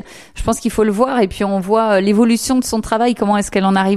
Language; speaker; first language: French; native; French